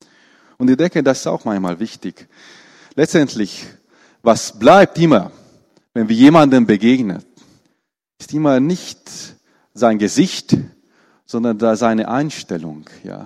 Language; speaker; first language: German; non-native, fluent; Romanian